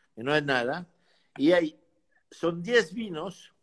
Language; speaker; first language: Spanish; non-native, fluent; French